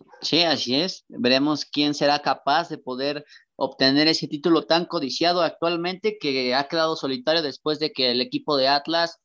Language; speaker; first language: Spanish; native; Spanish